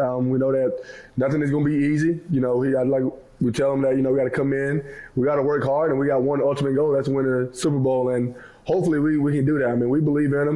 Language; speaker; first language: English; native; English